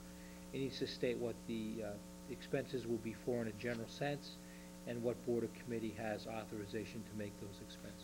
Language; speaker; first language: English; native; English